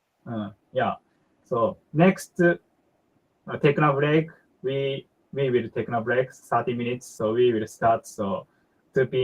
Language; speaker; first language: English; non-native, learner; Japanese